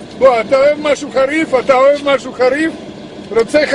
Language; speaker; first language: Hebrew; non-native, learner; Russian